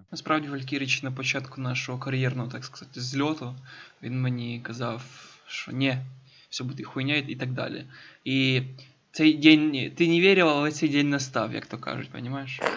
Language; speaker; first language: Ukrainian; native; Ukrainian